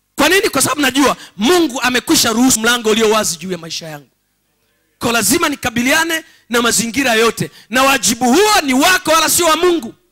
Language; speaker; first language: Swahili; native; Swahili